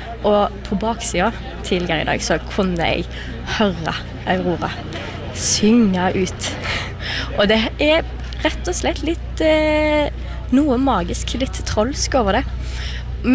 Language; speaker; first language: Norwegian; native; Norwegian